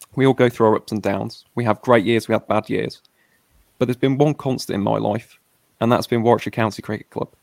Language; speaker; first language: English; native; English